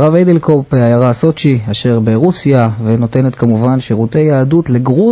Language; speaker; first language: Hebrew; native; Hebrew